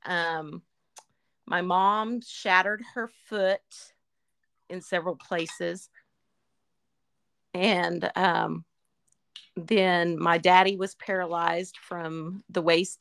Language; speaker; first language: English; native; English